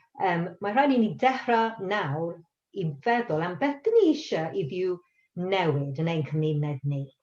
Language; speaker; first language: Welsh; non-native, local second language; English